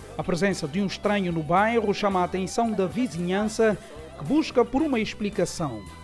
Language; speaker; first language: Portuguese; native; Portuguese